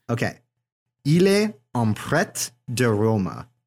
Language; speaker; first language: French; non-native, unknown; English